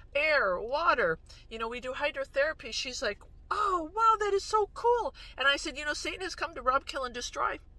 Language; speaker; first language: English; native; English